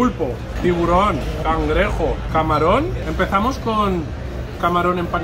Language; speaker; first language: Spanish; native; Spanish